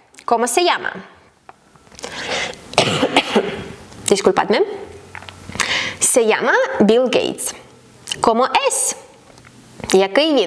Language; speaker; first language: Spanish; non-native, fluent; Ukrainian